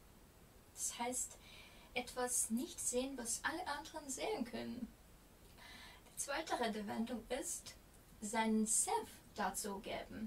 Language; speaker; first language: German; non-native, fluent; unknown